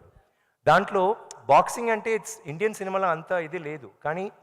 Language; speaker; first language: Telugu; non-native, local second language; Tamil